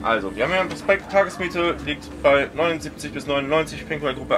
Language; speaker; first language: German; native; German